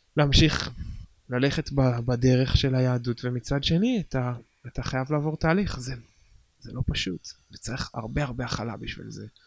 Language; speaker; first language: Hebrew; native; Hebrew